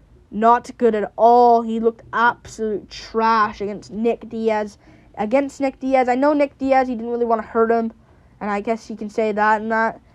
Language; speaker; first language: English; native; English